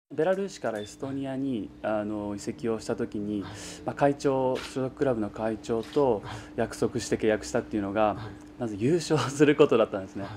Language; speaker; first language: Japanese; native; Japanese